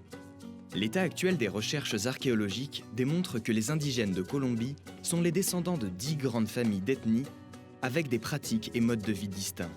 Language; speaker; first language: French; native; French